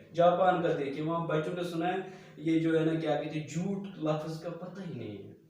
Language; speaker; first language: Urdu; non-native, local second language; Kashmiri